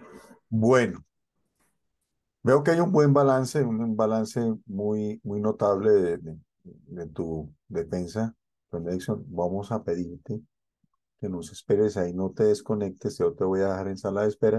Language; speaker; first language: Spanish; native; Spanish